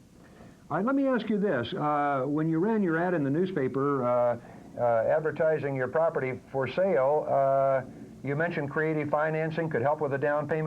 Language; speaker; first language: English; native; English